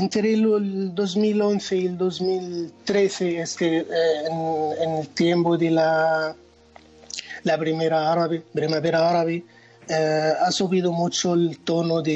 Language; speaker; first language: Spanish; non-native, fluent; Arabic